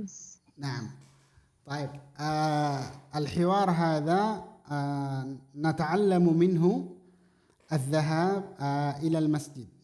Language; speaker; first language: Arabic; non-native, fluent; Indonesian